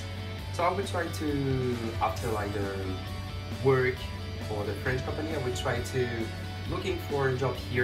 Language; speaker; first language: English; non-native, fluent; French